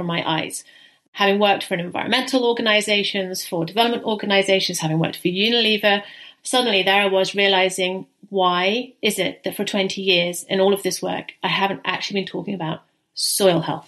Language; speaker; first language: English; native; English